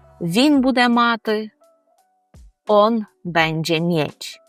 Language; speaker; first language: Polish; non-native, fluent; Ukrainian